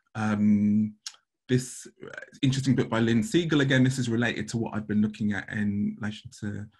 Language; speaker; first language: English; native; English